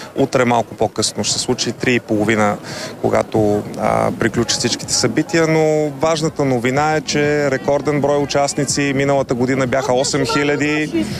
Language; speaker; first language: Bulgarian; native; Bulgarian